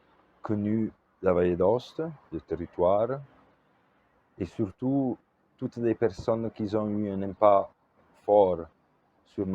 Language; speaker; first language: French; non-native, local second language; Italian